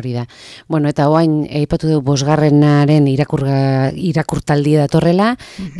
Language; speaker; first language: Basque; native; Basque